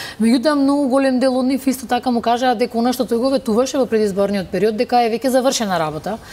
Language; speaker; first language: Macedonian; native; Macedonian